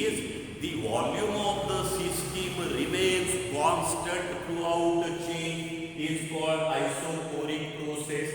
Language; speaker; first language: English; non-native, local second language; Marathi